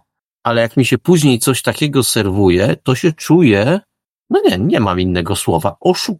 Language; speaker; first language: Polish; native; Polish